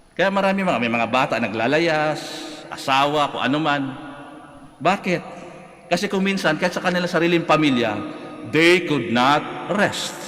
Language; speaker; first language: Filipino; non-native, local second language; Cebuano